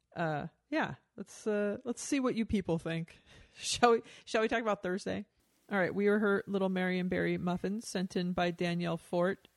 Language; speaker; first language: English; native; English